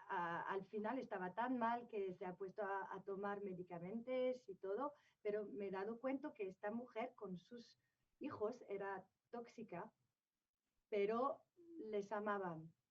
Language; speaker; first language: Spanish; non-native, fluent; French